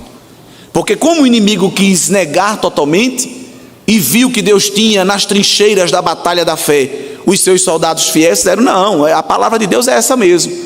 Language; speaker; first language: Portuguese; native; Portuguese